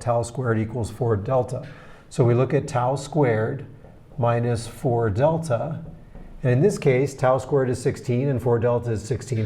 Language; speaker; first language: English; native; English